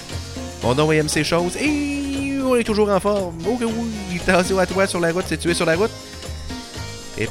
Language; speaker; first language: French; native; French